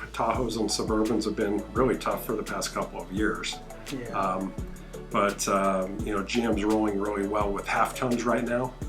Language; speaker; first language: English; native; English